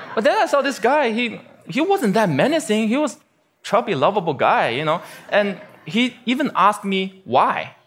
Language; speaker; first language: English; non-native, fluent; Chinese